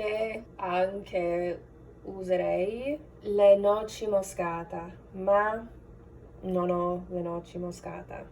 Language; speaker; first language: Italian; non-native, learner; English